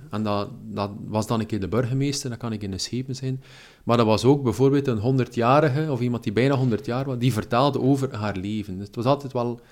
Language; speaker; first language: Dutch; native; Dutch